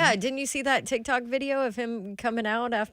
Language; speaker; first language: English; native; English